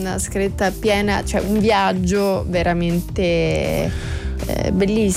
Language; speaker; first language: Italian; native; Italian